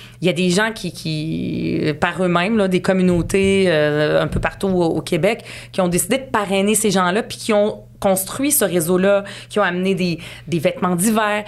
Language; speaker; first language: French; early bilingual, other home language; Arabic